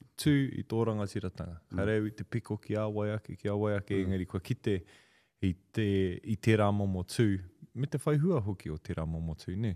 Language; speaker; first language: Māori; native; Māori